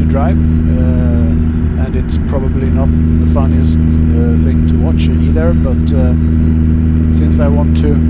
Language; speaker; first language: English; non-native, fluent; Swedish